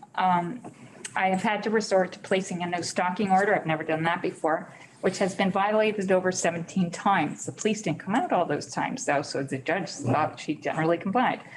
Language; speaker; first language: English; native; English